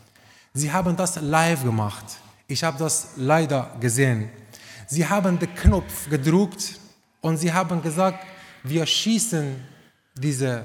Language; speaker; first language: German; non-native, learner; Romanian